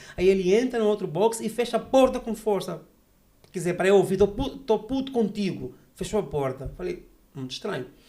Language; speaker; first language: Portuguese; native; Portuguese